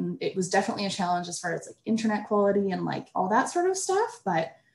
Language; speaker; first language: English; native; English